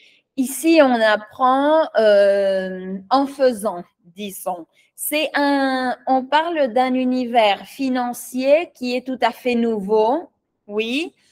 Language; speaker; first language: French; non-native, fluent; Spanish